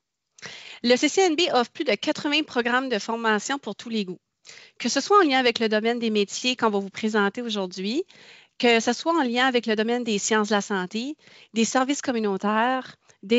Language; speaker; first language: French; native; French